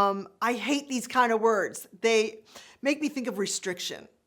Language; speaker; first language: English; native; English